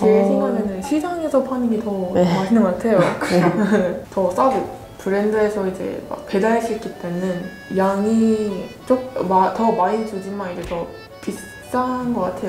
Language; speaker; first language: Korean; early bilingual, other home language; English